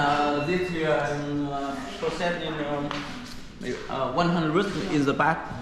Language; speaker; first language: English; non-native, learner; Vietnamese